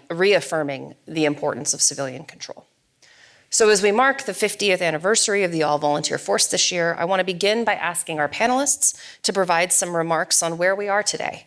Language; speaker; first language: English; native; English